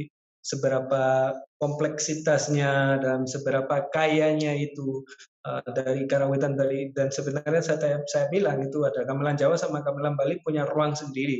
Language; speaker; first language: Indonesian; non-native, fluent; Spanish